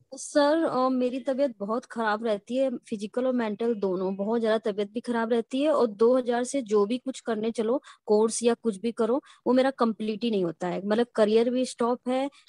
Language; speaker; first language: Hindi; non-native, local second language; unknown